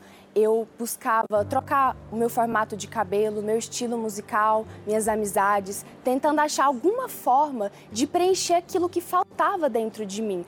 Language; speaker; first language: Portuguese; early bilingual, other home language; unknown